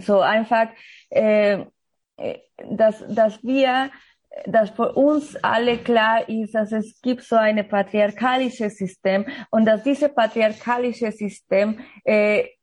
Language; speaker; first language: German; non-native, learner; Spanish